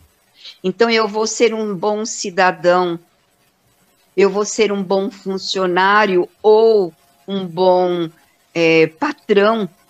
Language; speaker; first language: Portuguese; native; Portuguese